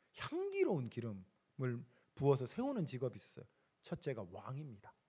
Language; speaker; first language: Korean; native; Korean